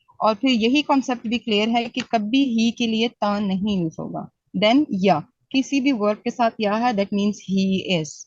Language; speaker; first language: Urdu; native; Urdu